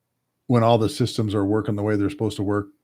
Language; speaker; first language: English; native; English